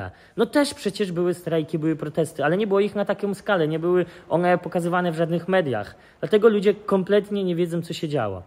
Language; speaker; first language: Polish; native; Polish